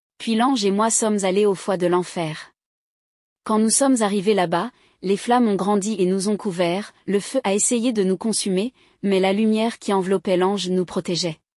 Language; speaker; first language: French; non-native, local second language; Rundi